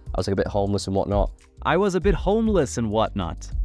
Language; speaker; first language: English; native; English